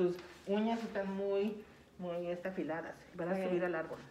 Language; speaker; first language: Spanish; early bilingual, heritage; Spanish